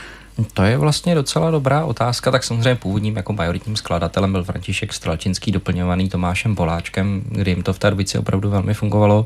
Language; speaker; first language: Czech; native; Czech